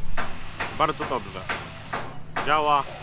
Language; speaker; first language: Polish; native; Polish